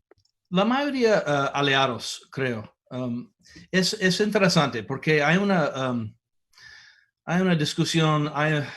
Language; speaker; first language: Spanish; non-native, fluent; English